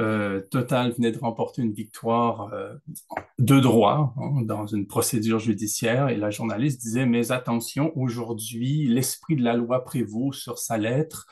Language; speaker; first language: French; native; French